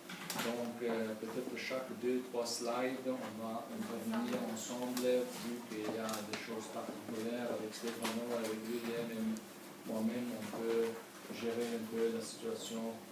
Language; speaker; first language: French; non-native, learner; Italian